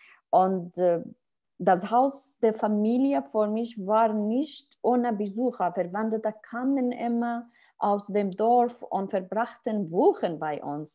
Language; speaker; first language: German; non-native, learner; Arabic